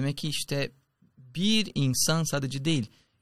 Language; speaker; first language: Turkish; non-native, learner; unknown